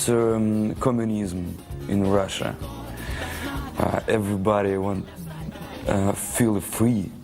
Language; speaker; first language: English; non-native, learner; Russian